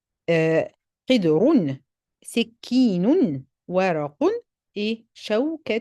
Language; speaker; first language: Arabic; non-native, fluent; French